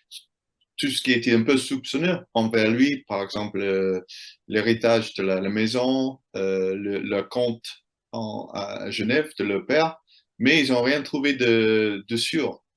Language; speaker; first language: French; non-native, fluent; English